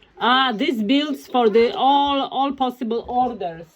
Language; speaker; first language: English; non-native, fluent; Polish